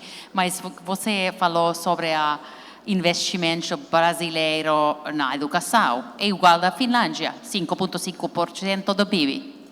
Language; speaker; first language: Portuguese; non-native, learner; Finnish